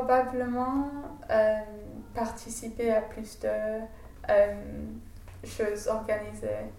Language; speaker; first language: French; non-native, fluent; English